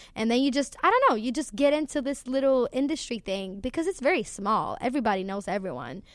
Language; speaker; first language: English; non-native, fluent; Swedish